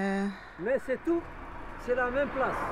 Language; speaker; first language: French; non-native, local second language; Arabic